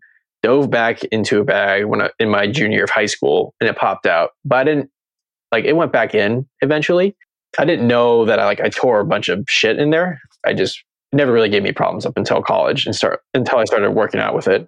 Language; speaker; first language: English; native; English